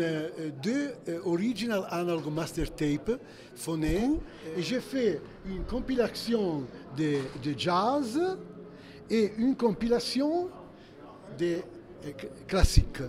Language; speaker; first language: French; non-native, fluent; Italian